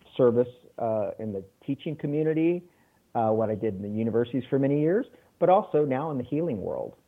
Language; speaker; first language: English; native; English